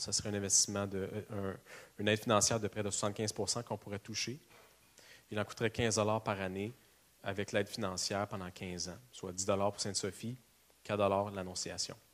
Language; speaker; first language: French; native; French